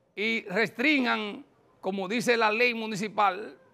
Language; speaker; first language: Spanish; native; Spanish